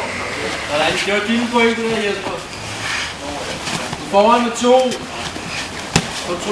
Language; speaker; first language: Danish; native; Danish